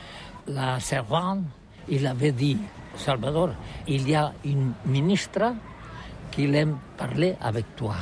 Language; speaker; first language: French; non-native, learner; Catalan